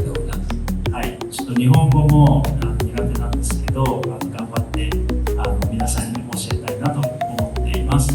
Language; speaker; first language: Japanese; non-native, fluent; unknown